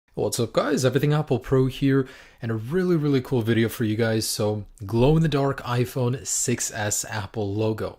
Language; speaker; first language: English; native; English